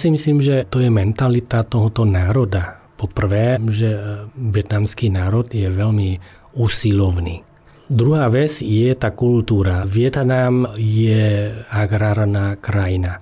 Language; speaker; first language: Slovak; non-native, fluent; Vietnamese